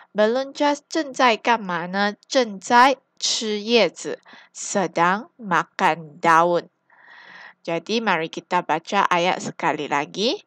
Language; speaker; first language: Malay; non-native, local second language; Chinese